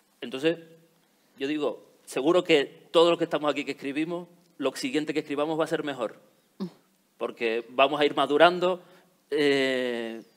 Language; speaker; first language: Spanish; native; Spanish